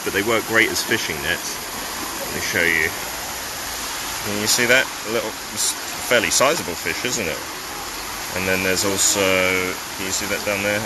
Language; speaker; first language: English; native; English